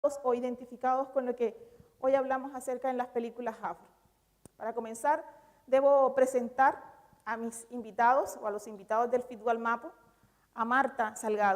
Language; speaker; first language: Spanish; native; Spanish